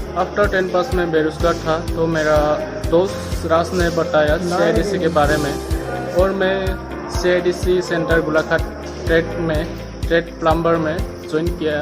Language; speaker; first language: Hindi; non-native, local second language; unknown